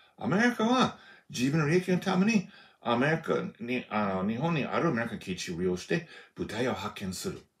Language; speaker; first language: Japanese; non-native, fluent; English